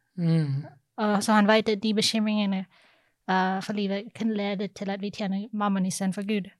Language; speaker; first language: Norwegian; non-native, fluent; English